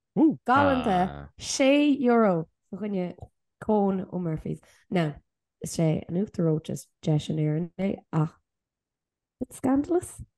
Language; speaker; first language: Irish; native; Irish